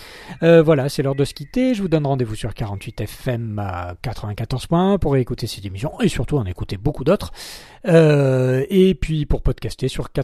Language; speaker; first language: French; native; French